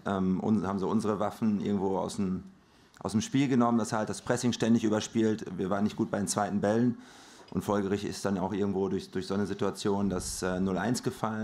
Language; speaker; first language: German; native; German